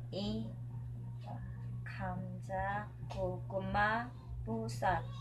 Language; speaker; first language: Korean; non-native, learner; Cebuano